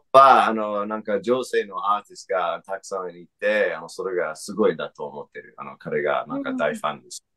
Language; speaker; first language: Japanese; non-native, fluent; English